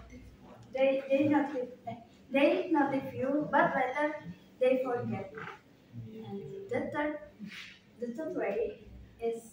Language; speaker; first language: English; non-native, learner; Indonesian